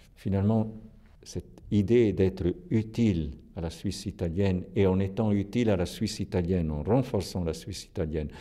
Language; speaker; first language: French; non-native, local second language; Italian